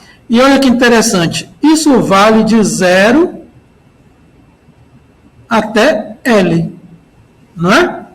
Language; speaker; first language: Portuguese; native; Portuguese